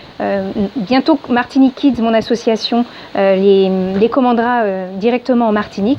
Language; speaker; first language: French; native; French